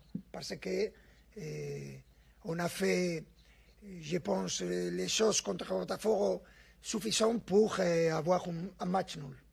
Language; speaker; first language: French; non-native, fluent; Spanish